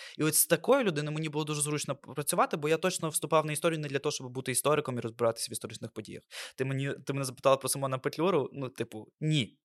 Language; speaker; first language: Ukrainian; non-native, local second language; Russian